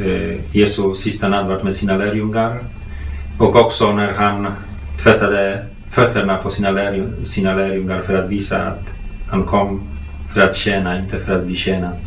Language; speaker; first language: Swedish; non-native, fluent; Polish